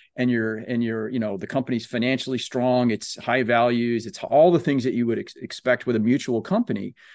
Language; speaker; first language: English; native; English